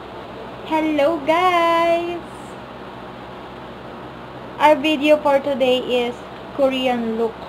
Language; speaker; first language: English; non-native, local second language; Filipino